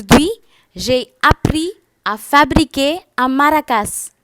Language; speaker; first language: French; non-native, fluent; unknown